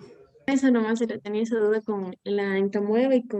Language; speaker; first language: Spanish; native; Spanish